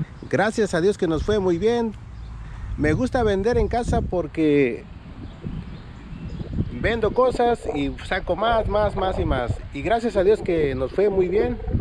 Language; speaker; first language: Spanish; native; Spanish